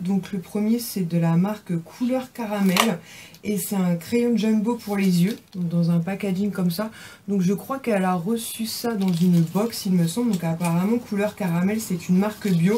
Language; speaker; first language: French; native; French